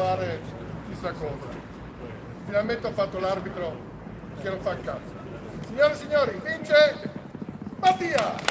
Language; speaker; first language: Italian; native; Italian